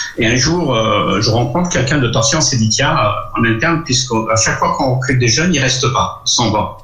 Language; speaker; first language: French; non-native, local second language; Arabic